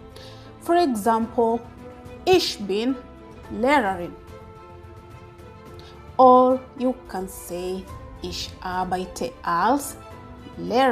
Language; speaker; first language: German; non-native, fluent; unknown